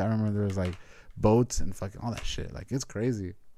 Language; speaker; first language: English; early bilingual, other home language; Spanish